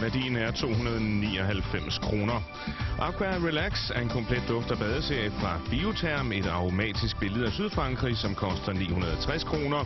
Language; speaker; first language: Danish; native; Danish